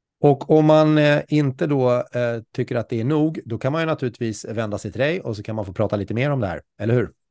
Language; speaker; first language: Swedish; native; Swedish